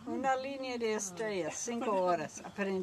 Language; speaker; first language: Spanish; non-native, learner; English